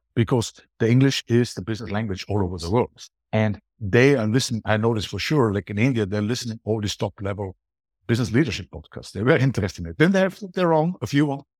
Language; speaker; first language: English; non-native, fluent; German